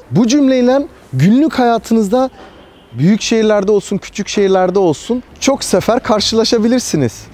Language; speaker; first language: Turkish; early bilingual, heritage; Turkish